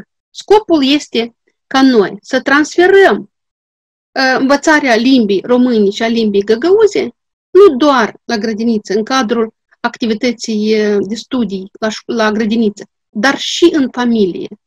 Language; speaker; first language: Romanian; non-native, local second language; Gagauz